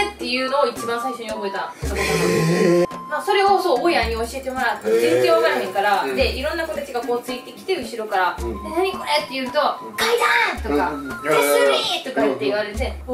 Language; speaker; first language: Japanese; early bilingual, other home language; Russian